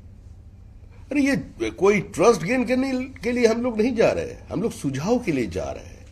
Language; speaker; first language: Hindi; non-native, local second language; Bangla